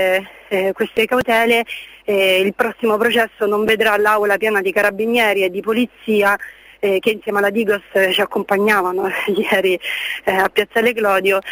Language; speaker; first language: Italian; native; Italian